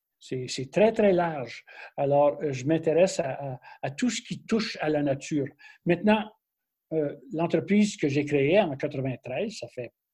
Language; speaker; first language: French; native; French